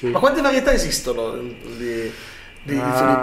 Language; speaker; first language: Italian; native; Italian